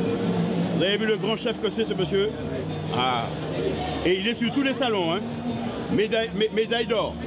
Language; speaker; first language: French; native; French